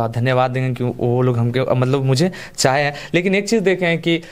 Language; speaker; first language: Hindi; native; Hindi